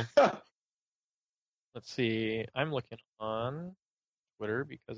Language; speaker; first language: English; non-native, fluent; Spanish